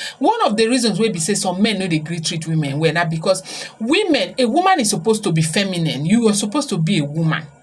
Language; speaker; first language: Nigerian Pidgin; native; Nigerian Pidgin